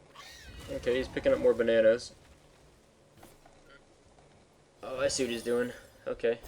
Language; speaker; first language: English; native; English